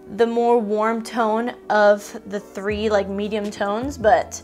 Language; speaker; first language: English; native; English